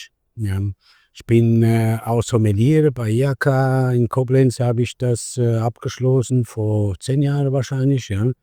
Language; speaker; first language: German; non-native, fluent; Italian